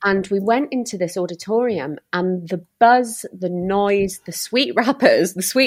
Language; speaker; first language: English; native; English